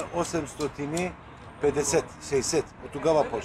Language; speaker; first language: Bulgarian; early bilingual, heritage; Bulgarian